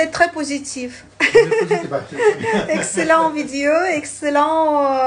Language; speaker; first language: French; non-native, learner; Russian